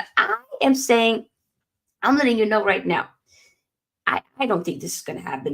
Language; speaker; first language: English; native; English